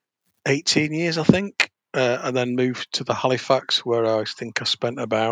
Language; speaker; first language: English; native; English